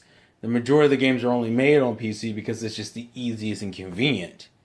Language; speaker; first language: English; native; English